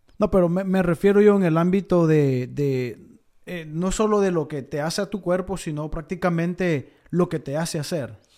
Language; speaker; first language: Spanish; native; Spanish